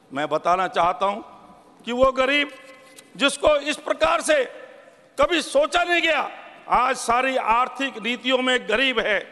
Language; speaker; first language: Hindi; native; Hindi